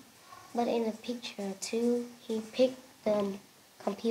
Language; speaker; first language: English; non-native, learner; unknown